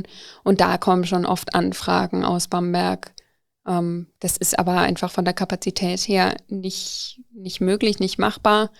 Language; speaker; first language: German; native; German